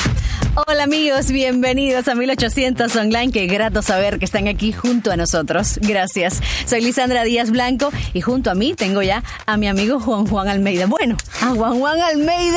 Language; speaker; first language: Spanish; native; Spanish